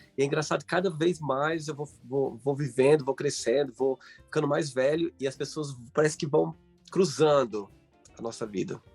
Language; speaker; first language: Portuguese; native; Portuguese